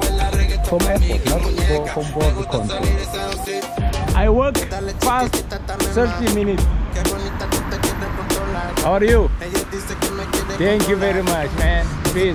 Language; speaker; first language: English; non-native, learner; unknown